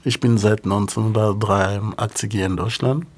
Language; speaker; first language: German; non-native, fluent; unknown